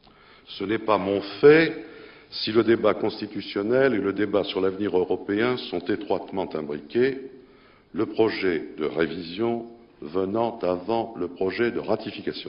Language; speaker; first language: French; native; French